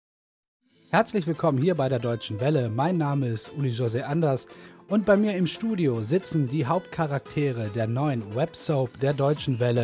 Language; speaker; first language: German; native; German